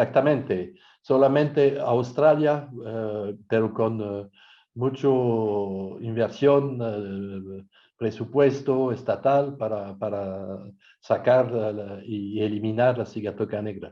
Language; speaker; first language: Spanish; non-native, fluent; French